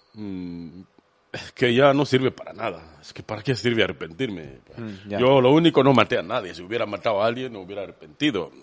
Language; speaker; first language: Spanish; non-native, fluent; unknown